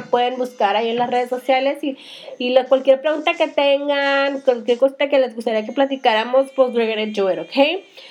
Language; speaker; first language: Spanish; early bilingual, heritage; Spanish